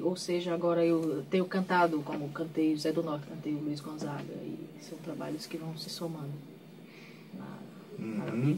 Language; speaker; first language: Portuguese; native; Portuguese